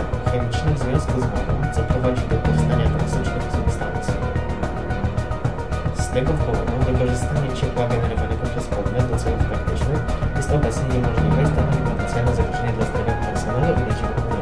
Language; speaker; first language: Polish; native; Polish